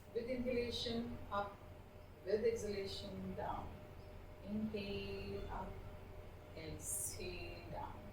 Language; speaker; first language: English; non-native, local second language; Marathi